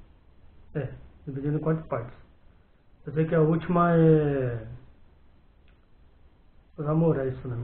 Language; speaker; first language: Portuguese; native; Portuguese